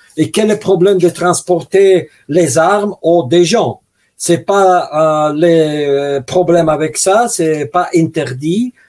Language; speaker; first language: French; non-native, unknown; Russian